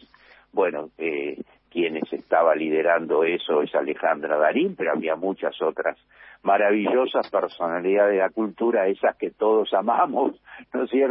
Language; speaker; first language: Spanish; native; Spanish